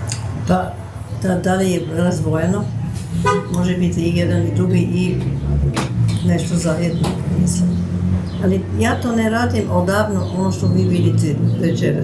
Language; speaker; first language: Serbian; early bilingual, heritage; Serbian